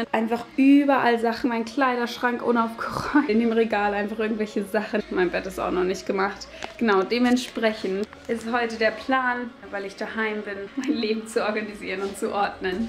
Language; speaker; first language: German; native; German